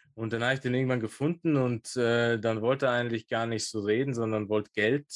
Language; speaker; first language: German; early bilingual, other home language; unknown